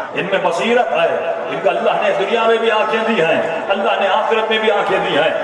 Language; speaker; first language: Urdu; non-native, local second language; Sindhi